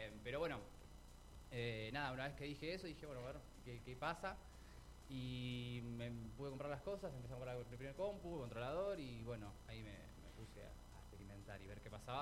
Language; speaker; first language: Spanish; native; Spanish